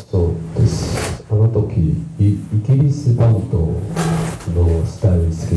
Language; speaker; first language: Japanese; non-native, learner; Chinese